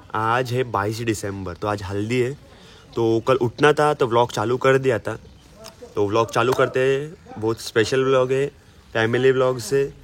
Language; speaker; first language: Hindi; non-native, local second language; Marathi